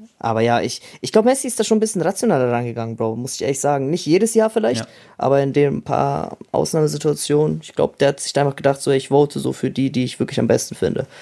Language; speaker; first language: German; early bilingual, other home language; Russian